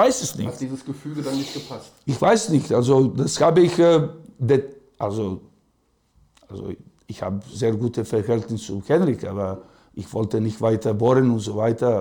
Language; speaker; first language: German; non-native, fluent; Serbian